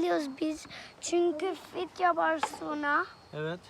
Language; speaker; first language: Turkish; early bilingual, heritage; Turkish